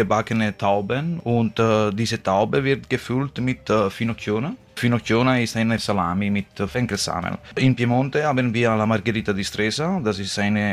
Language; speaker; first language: German; non-native, learner; Italian